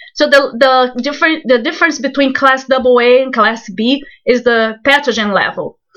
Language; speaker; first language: English; non-native, fluent; Portuguese